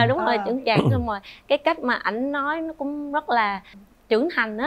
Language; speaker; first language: Vietnamese; native; Vietnamese